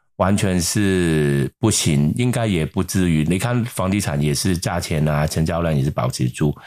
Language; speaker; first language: Chinese; non-native, local second language; Cantonese